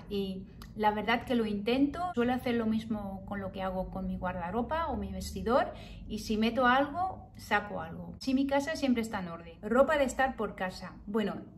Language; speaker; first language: Spanish; early bilingual, heritage; Spanish